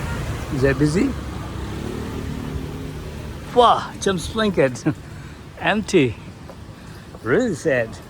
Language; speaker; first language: English; non-native, learner; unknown